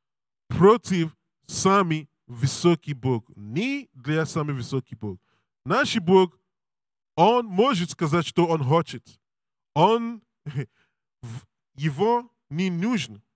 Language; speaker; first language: Russian; non-native, learner; English